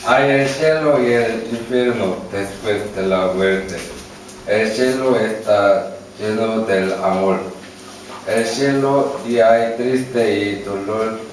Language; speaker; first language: Spanish; non-native, learner; Korean